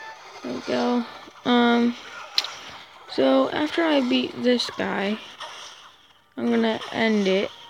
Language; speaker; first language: English; native; English